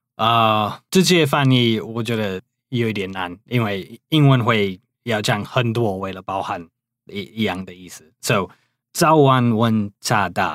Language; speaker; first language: Chinese; non-native, fluent; English